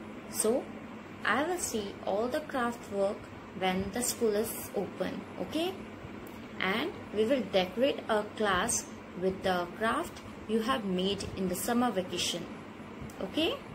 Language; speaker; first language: English; non-native, local second language; Hindi